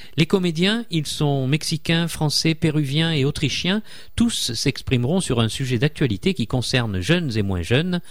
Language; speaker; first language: French; native; French